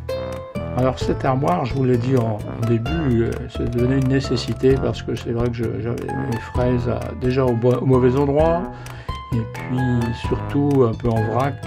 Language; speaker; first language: French; native; French